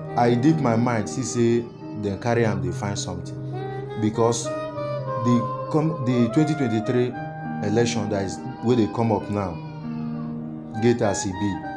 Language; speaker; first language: Nigerian Pidgin; non-native, local second language; Igbo